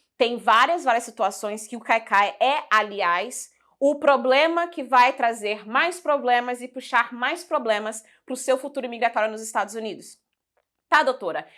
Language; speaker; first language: Portuguese; early bilingual, heritage; Portuguese